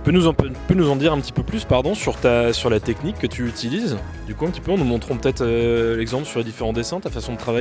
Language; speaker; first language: French; native; French